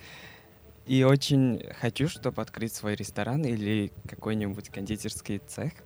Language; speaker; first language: Russian; non-native, fluent; Mongolian